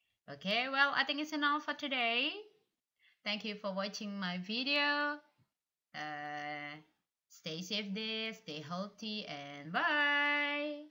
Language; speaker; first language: English; non-native, fluent; Indonesian